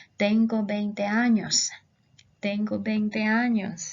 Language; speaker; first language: Spanish; non-native, fluent; Thai